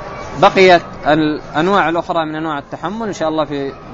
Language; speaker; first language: Arabic; native; Arabic